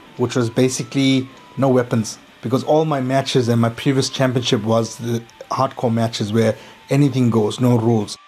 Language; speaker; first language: English; native; English